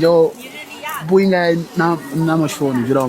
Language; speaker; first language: Chinese; non-native, fluent; English